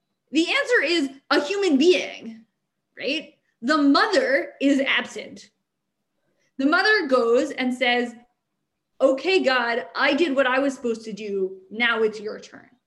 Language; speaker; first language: English; native; English